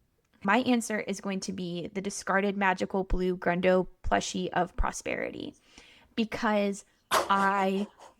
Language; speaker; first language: English; native; English